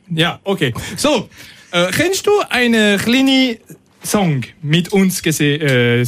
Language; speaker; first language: German; non-native, learner; French